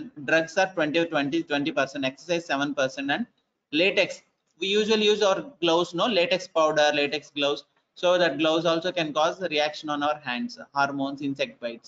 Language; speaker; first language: English; non-native, local second language; Telugu